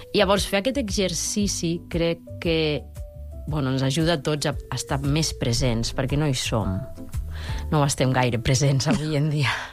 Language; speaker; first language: Catalan; native; Catalan